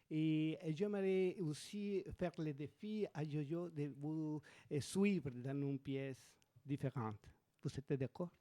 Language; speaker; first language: French; non-native, learner; Spanish